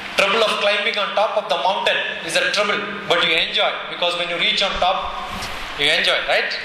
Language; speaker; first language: English; non-native, local second language; Malayalam